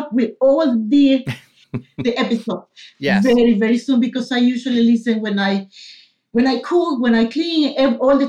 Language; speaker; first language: English; non-native, fluent; Spanish